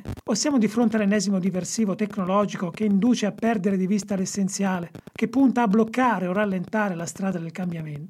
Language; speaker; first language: Italian; native; Italian